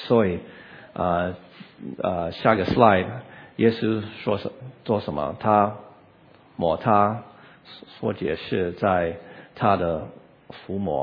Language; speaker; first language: Chinese; non-native, learner; English